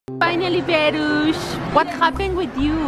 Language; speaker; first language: English; non-native, learner; Spanish